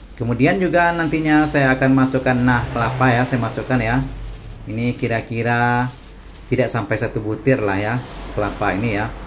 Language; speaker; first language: Indonesian; non-native, local second language; Minangkabau